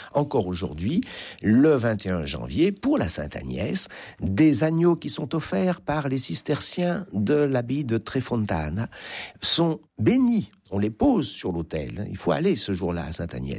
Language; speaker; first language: French; native; French